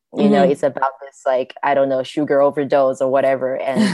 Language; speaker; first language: English; non-native, fluent; Chinese